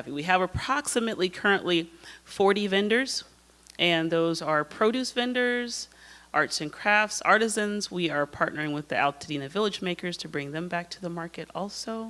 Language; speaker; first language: English; native; English